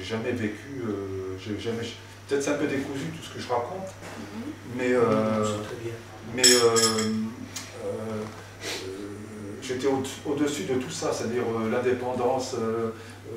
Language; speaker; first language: French; native; French